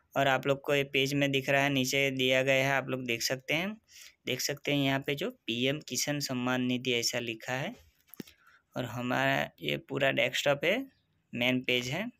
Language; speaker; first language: Hindi; non-native, local second language; Gujarati